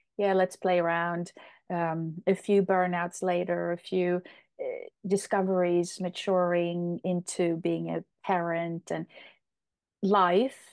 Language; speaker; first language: English; non-native, fluent; Polish